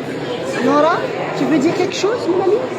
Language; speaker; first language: French; non-native, local second language; Arabic